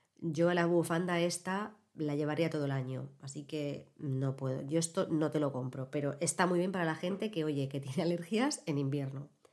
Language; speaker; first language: Spanish; native; Spanish